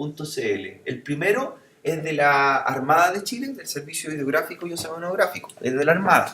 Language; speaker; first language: Spanish; native; Spanish